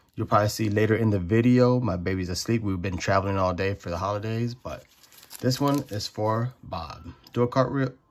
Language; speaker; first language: English; native; English